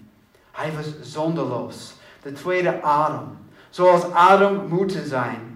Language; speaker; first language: Dutch; non-native, learner; English